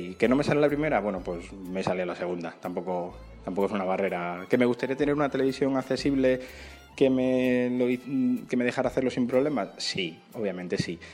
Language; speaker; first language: Spanish; native; Spanish